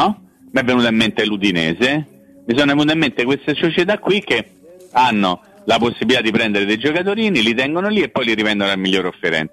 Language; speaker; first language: Italian; native; Italian